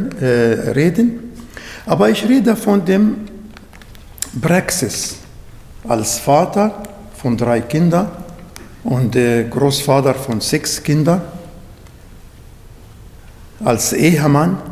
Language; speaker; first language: German; non-native, fluent; Arabic